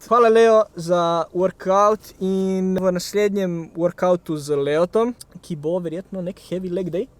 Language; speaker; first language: Slovenian; native; Slovenian